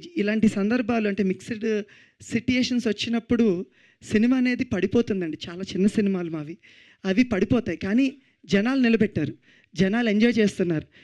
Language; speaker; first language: Telugu; native; Telugu